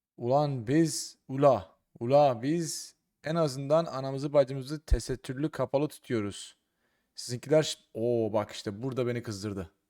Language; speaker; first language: Turkish; native; Turkish